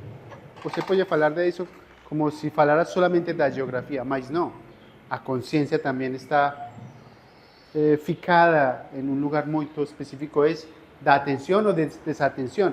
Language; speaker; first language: Portuguese; non-native, fluent; Spanish